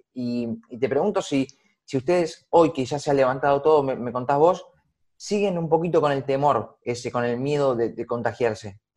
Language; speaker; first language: Spanish; native; Spanish